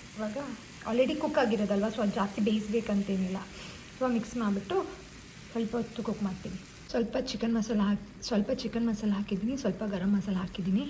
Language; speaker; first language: Kannada; non-native, local second language; Konkani